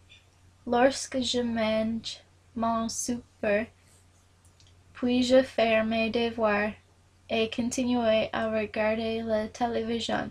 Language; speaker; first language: French; non-native, learner; English